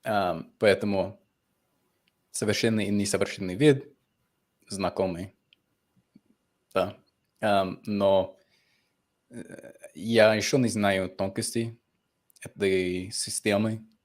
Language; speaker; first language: Russian; non-native, fluent; English